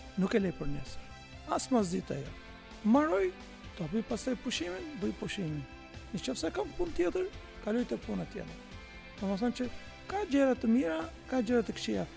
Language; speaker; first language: Albanian; non-native, fluent; Turkish